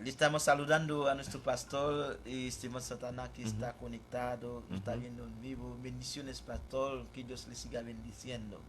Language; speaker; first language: Spanish; non-native, fluent; Haitian Creole